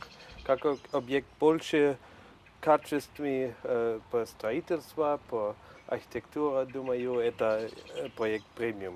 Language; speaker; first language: Russian; non-native, learner; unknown